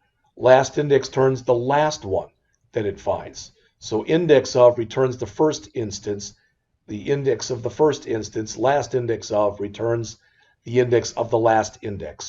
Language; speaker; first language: English; native; English